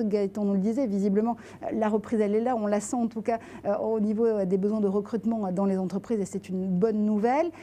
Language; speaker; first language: French; native; French